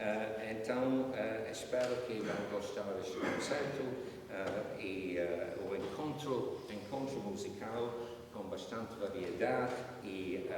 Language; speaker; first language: Portuguese; non-native, learner; English